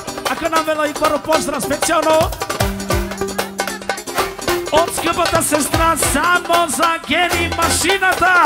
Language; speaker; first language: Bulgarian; non-native, local second language; Romany